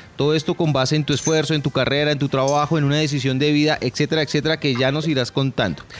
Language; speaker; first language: Spanish; native; Spanish